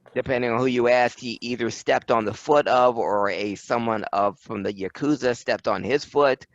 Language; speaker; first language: English; native; English